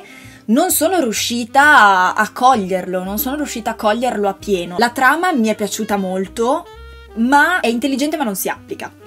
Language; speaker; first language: Italian; native; Italian